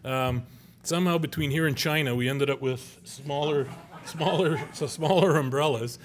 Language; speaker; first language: English; native; English